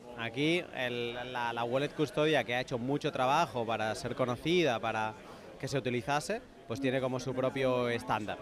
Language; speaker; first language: Spanish; native; Spanish